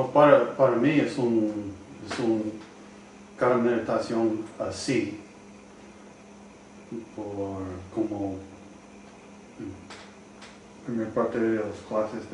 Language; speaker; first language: Spanish; non-native, learner; English